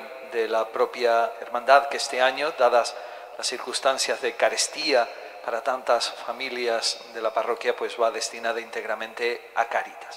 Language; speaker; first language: Spanish; native; Spanish